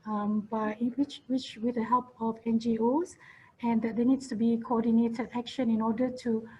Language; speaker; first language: English; non-native, local second language; Malay